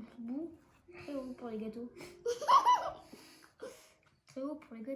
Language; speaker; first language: French; native; French